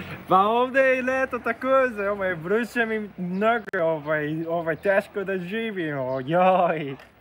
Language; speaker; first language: Serbian; non-native, fluent; Korean